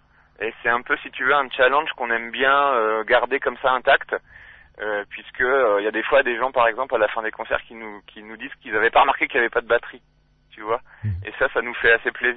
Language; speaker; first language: French; native; French